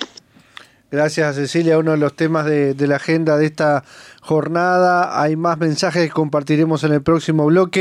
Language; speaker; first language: Spanish; native; Spanish